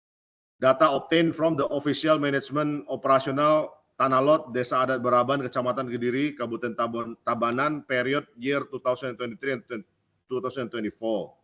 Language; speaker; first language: English; non-native, local second language; Indonesian